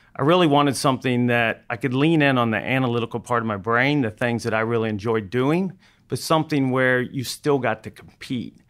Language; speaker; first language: English; native; English